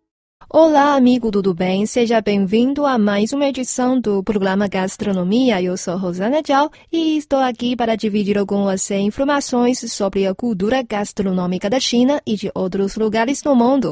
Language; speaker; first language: Portuguese; non-native, fluent; Chinese